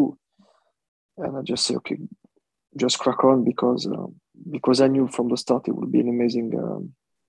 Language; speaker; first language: English; non-native, fluent; French